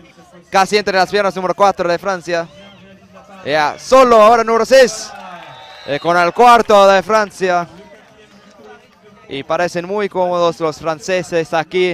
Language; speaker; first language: Spanish; non-native, fluent; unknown